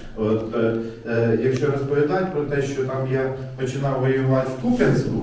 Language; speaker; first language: Ukrainian; native; Ukrainian